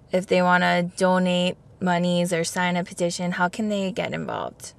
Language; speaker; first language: English; native; English